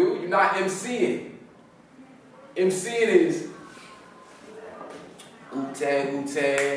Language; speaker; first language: English; native; English